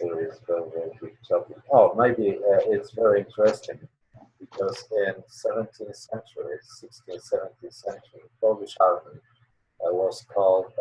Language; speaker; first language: English; non-native, learner; Polish